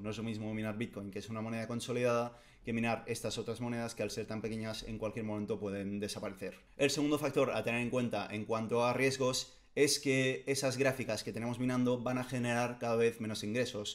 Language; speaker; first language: Spanish; native; Spanish